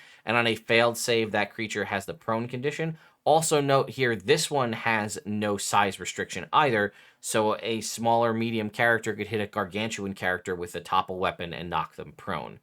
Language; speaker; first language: English; native; English